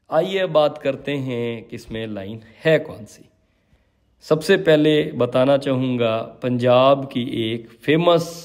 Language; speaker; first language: Hindi; native; Hindi